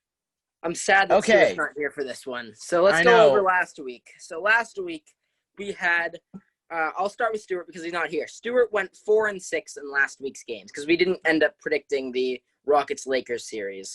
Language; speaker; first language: English; native; English